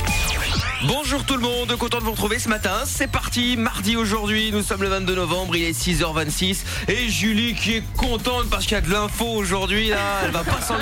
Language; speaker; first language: French; native; French